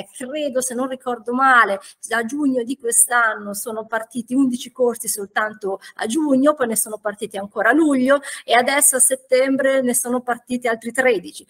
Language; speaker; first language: Italian; native; Italian